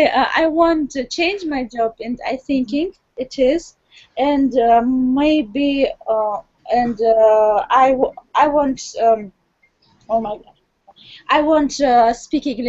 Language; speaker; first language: English; non-native, learner; Russian